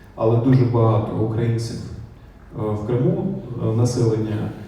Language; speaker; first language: Ukrainian; non-native, local second language; Russian